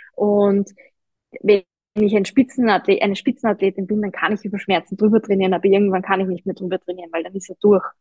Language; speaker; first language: German; native; German